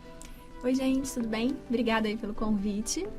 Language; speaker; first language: Portuguese; native; Portuguese